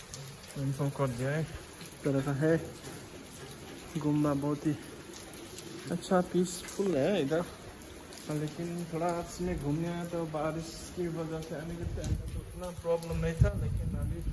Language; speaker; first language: Hindi; non-native, local second language; Nepali